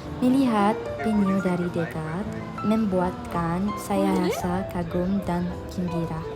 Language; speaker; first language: Malay; non-native, learner; Arabic